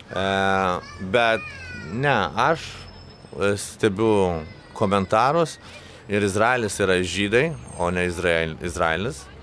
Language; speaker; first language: Lithuanian; native; Lithuanian